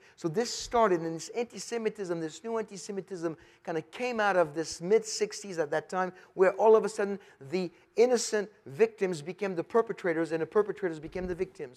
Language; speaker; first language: English; non-native, fluent; French